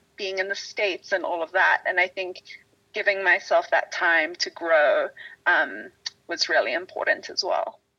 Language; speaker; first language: English; native; English